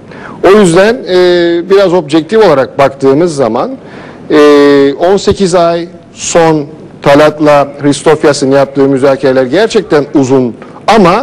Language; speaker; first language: Turkish; native; Turkish